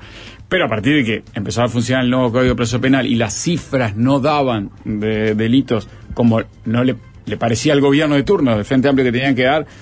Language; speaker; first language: Spanish; native; Spanish